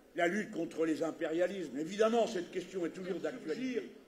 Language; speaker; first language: French; native; French